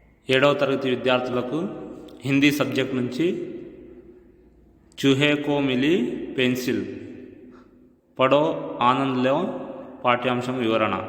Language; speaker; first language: Telugu; native; Telugu